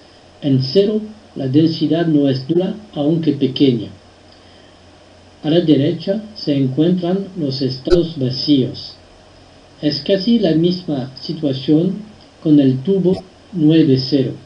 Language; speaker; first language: Spanish; non-native, fluent; French